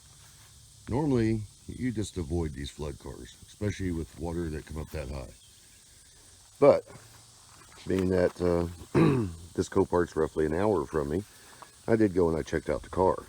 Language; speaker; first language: English; native; English